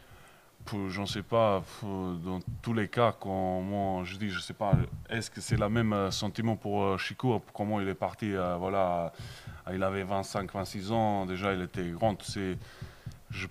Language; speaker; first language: French; non-native, learner; Bosnian